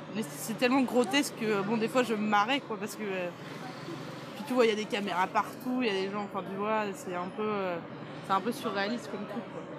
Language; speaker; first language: French; native; French